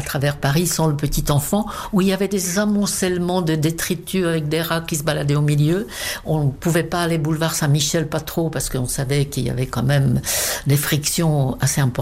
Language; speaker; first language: French; non-native, fluent; Czech